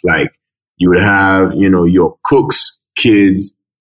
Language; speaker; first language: English; non-native, local second language; Igbo